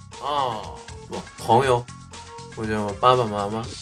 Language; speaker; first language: Chinese; non-native, learner; Korean